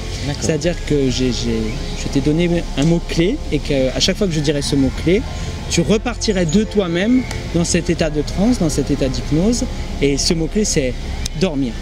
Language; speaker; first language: French; native; French